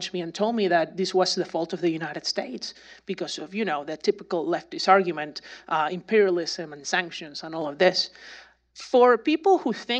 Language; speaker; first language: English; non-native, fluent; Spanish